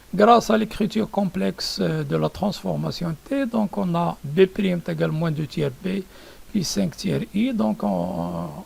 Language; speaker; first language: French; non-native, local second language; Arabic